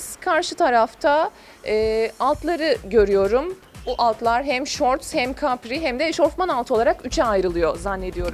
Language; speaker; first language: Turkish; native; Turkish